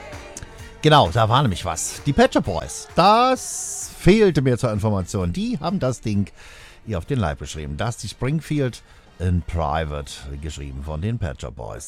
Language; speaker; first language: German; native; German